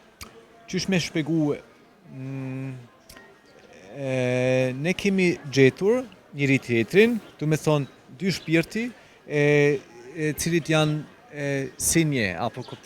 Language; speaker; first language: Albanian; non-native, fluent; German